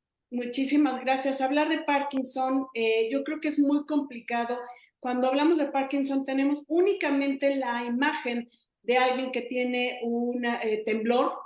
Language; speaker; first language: Spanish; native; Spanish